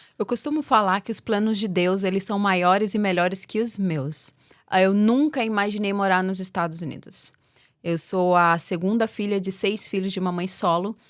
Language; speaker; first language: Portuguese; native; Portuguese